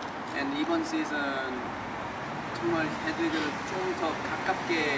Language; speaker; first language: Korean; early bilingual, heritage; English